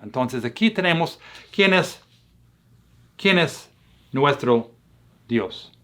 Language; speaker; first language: Spanish; non-native, fluent; English